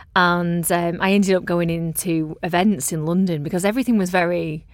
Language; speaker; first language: English; native; English